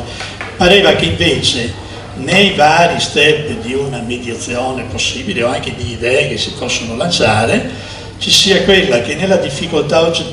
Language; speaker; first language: Italian; native; Italian